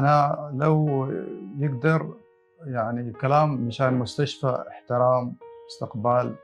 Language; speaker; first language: Arabic; non-native, learner; Bangla